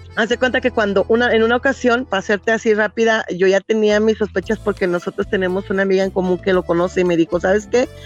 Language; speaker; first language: Spanish; native; Spanish